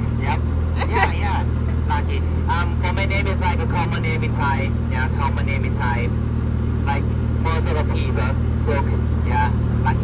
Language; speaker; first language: English; non-native, fluent; Thai